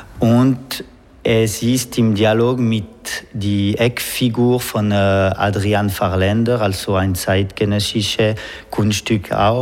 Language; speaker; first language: German; non-native, local second language; French